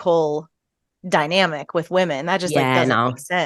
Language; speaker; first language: English; native; English